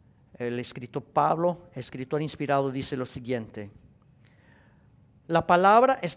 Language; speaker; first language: Spanish; native; Spanish